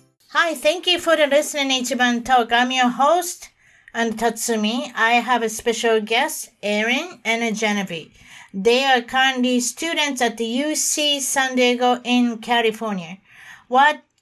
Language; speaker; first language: English; non-native, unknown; Japanese